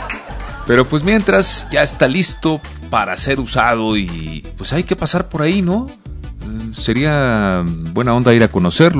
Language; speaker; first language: Spanish; native; Spanish